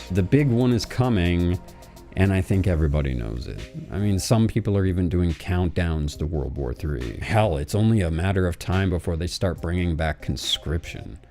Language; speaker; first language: English; native; English